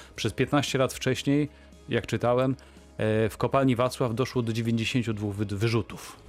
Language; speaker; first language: Polish; native; Polish